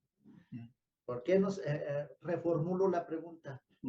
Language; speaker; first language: Spanish; native; Spanish